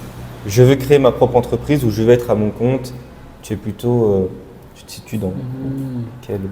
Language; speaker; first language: French; non-native, local second language; Malagasy